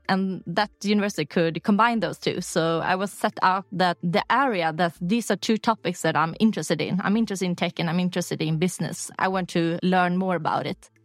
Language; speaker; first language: English; non-native, fluent; Swedish